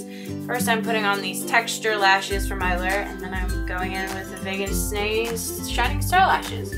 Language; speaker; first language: English; native; English